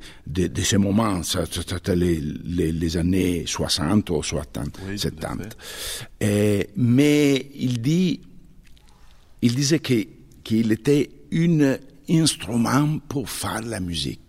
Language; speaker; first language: French; non-native, fluent; Italian